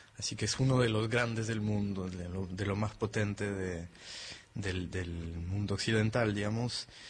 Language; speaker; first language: Spanish; non-native, fluent; French